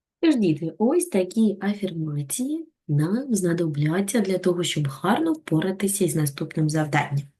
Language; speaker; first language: Ukrainian; native; Ukrainian